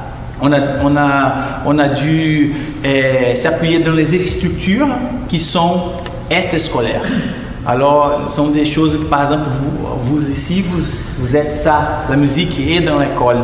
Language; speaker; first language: French; non-native, fluent; Portuguese